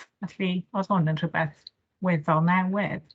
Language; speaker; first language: Welsh; native; Welsh